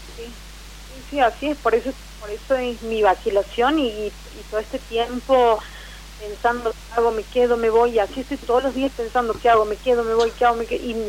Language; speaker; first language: Spanish; native; Spanish